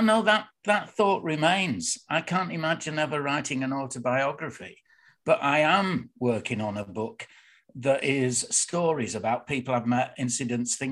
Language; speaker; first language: English; native; English